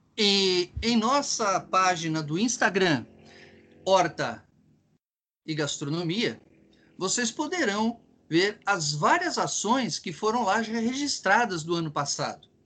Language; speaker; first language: Portuguese; native; Portuguese